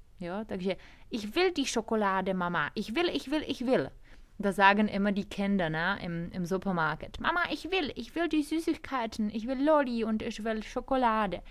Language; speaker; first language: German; non-native, fluent; Czech